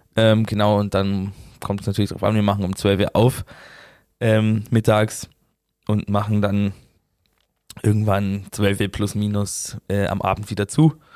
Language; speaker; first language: German; native; German